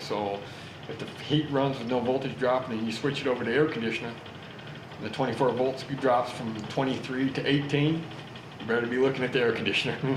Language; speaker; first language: English; native; English